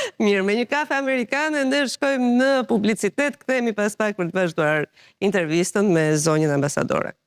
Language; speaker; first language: Albanian; native; Albanian